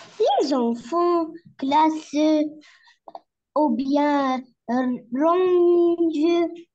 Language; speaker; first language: French; non-native, learner; Arabic